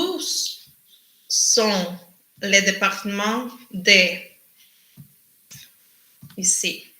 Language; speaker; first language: French; non-native, learner; Spanish